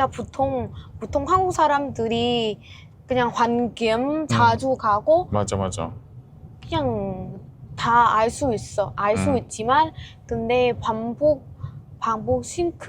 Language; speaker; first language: Korean; non-native, learner; Vietnamese